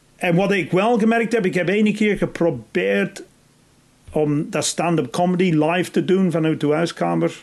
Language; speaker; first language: Dutch; non-native, fluent; English